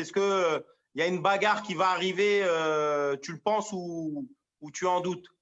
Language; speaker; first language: French; native; French